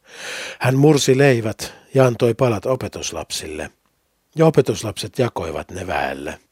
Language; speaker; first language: Finnish; native; Finnish